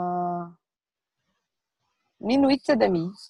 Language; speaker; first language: French; non-native, learner; Portuguese